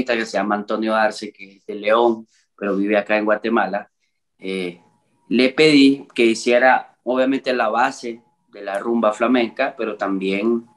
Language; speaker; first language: Spanish; native; Spanish